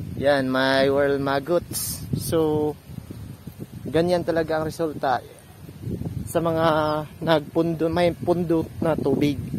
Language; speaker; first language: Filipino; non-native, local second language; Cebuano